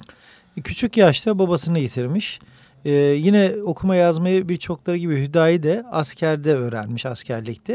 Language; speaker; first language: Turkish; native; Turkish